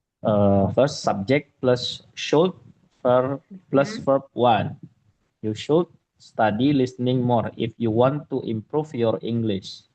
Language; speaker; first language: English; non-native, learner; Indonesian